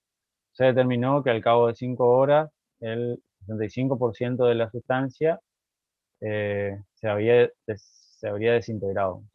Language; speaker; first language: Spanish; native; Spanish